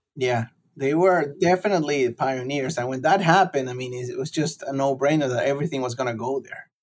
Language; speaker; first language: English; non-native, fluent; Spanish